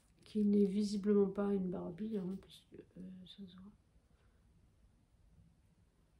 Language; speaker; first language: French; native; French